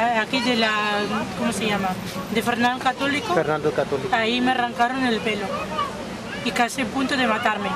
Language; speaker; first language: Spanish; non-native, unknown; Arabic